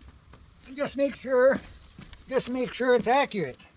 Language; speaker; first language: English; native; English